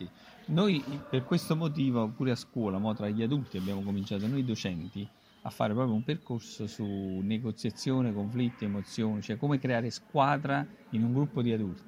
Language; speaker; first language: Italian; native; Italian